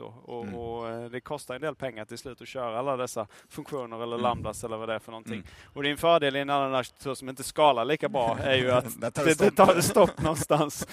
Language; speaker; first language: Swedish; native; Swedish